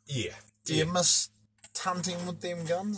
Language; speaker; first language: English; native; English